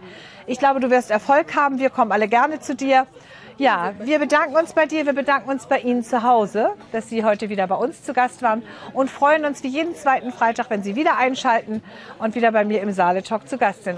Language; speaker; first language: German; native; German